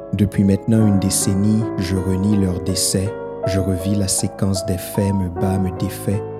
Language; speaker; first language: French; non-native, local second language; Haitian Creole